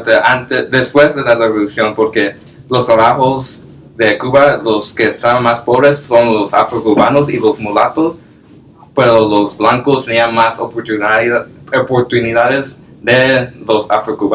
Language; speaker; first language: Spanish; non-native, learner; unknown